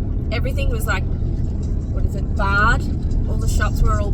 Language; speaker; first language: English; native; English